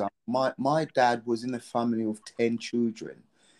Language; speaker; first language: English; non-native, local second language; Nyanja